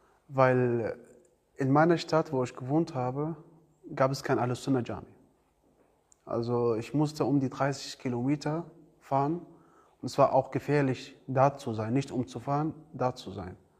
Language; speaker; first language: German; non-native, fluent; Arabic